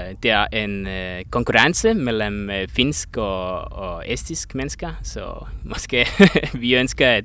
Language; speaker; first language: Danish; non-native, learner; Estonian